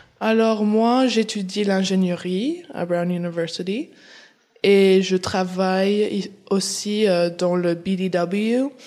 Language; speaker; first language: French; early bilingual, heritage; English